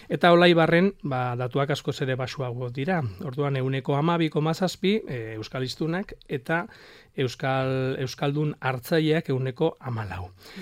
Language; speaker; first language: Basque; non-native, local second language; Spanish